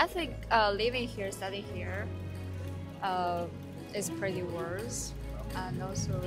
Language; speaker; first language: English; non-native, fluent; Chinese